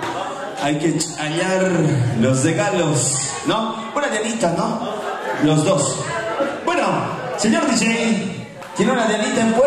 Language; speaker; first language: Spanish; native; Spanish